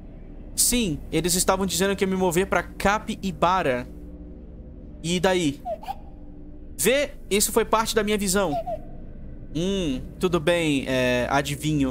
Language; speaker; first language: Portuguese; native; Portuguese